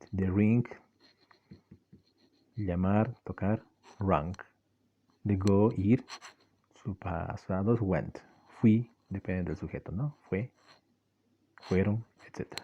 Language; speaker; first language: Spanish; non-native, local second language; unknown